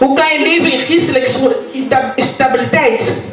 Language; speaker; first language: Dutch; non-native, learner; Lingala